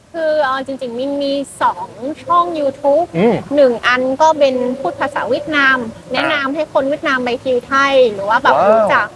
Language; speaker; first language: Thai; non-native, fluent; Vietnamese